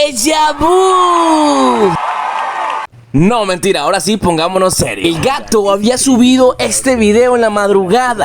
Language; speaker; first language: Spanish; native; Spanish